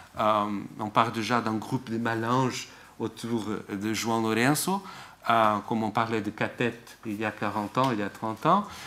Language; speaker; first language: French; non-native, fluent; Portuguese